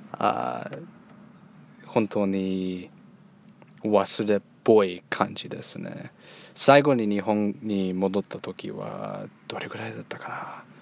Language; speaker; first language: Japanese; early bilingual, heritage; Japanese